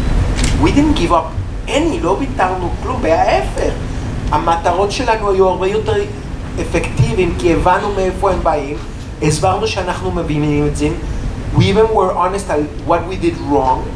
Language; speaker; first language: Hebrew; non-native, learner; English